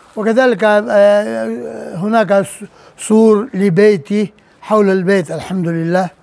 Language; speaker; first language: Arabic; non-native, fluent; Urdu